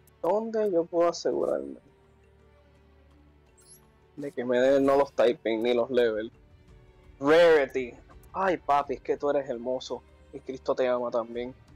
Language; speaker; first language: Spanish; native; Spanish